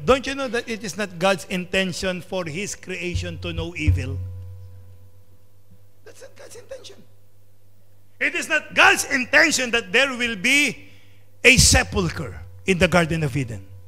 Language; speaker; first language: English; non-native, local second language; Filipino